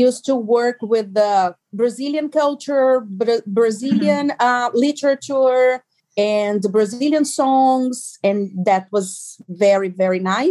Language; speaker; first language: English; non-native, fluent; Portuguese